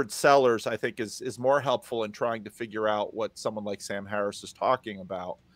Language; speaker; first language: English; native; English